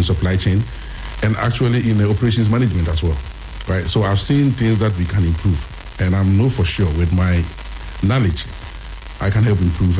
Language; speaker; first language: English; non-native, local second language; Akan